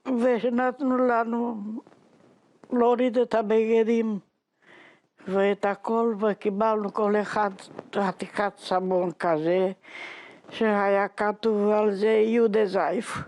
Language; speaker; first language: Hebrew; non-native, fluent; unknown